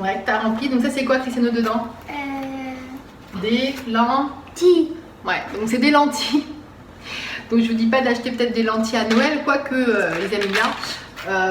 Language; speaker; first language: French; native; French